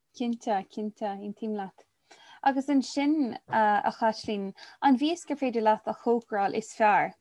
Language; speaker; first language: Irish; non-native, local second language; English